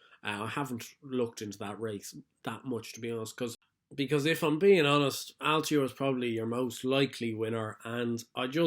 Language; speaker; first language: English; native; English